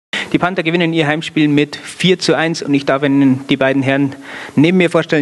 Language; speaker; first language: German; native; German